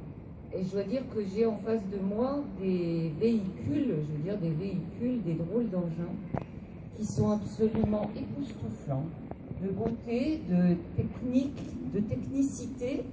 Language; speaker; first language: French; native; French